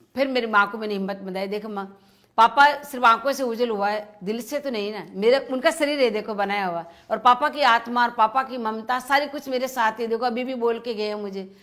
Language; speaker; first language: Hindi; native; Hindi